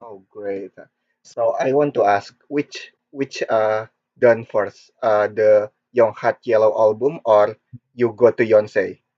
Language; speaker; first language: English; non-native, learner; Korean